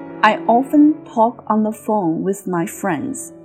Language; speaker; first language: English; non-native, fluent; Chinese